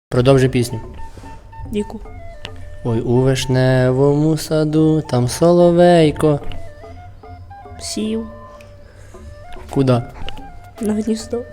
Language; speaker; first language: Ukrainian; native; Ukrainian